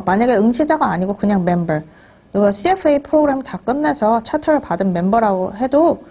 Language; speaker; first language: Korean; native; Korean